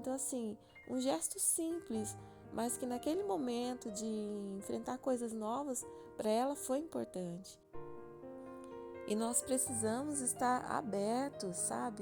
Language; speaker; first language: Portuguese; native; Portuguese